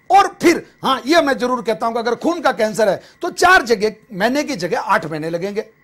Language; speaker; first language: Hindi; native; Hindi